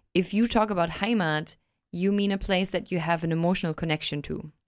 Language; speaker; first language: English; non-native, fluent; German